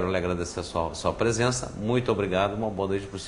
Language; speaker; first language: Portuguese; native; Portuguese